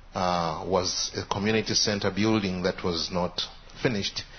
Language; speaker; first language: English; non-native, local second language; Ganda